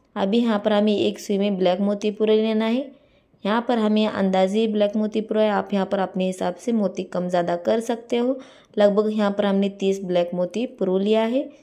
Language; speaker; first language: Hindi; native; Hindi